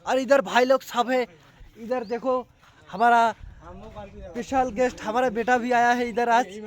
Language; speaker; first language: Hindi; non-native, local second language; Bangla